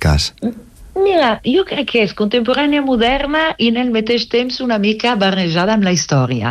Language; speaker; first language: Catalan; non-native, fluent; Italian